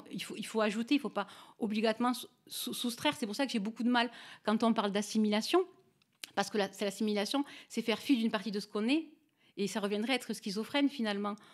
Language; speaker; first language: French; native; French